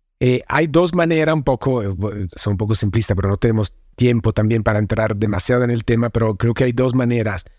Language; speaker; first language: Spanish; non-native, fluent; Italian